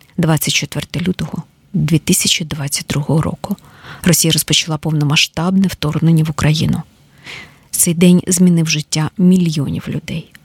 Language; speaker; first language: Ukrainian; native; Ukrainian